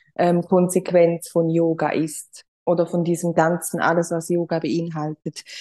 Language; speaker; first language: German; non-native, fluent; Spanish